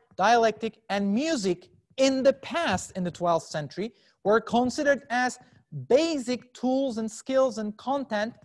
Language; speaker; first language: English; non-native, fluent; Turkish